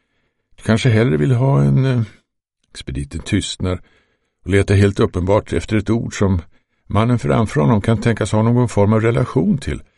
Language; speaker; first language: Swedish; native; Swedish